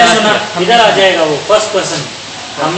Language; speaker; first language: Hindi; native; Hindi